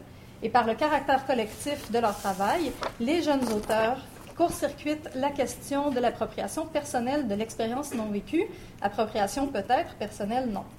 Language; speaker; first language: French; native; French